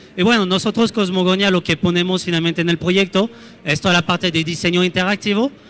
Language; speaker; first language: Spanish; non-native, fluent; French